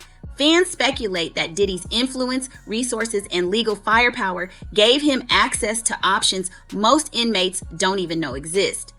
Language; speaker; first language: English; native; English